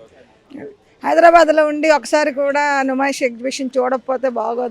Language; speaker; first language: Telugu; native; Telugu